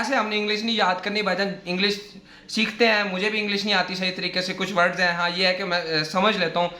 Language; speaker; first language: Urdu; non-native, local second language; Saraiki